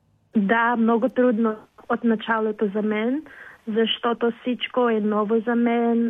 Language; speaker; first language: Bulgarian; non-native, learner; Filipino